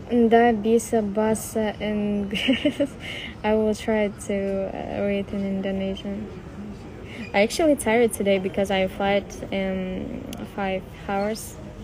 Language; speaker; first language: English; non-native, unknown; Russian